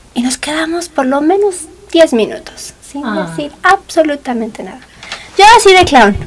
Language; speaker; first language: Spanish; native; Spanish